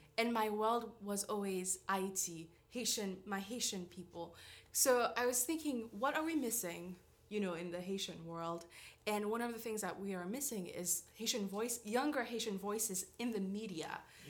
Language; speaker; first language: English; non-native, fluent; Haitian Creole